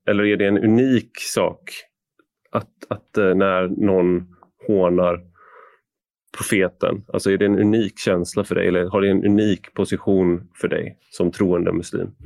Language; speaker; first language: Swedish; native; Swedish